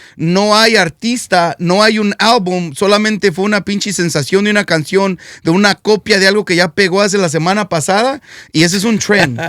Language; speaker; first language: Spanish; early bilingual, heritage; Spanish